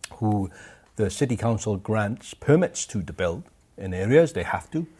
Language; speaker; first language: English; native; English